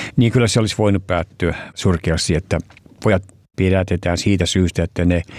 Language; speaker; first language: Finnish; early bilingual, heritage; Finnish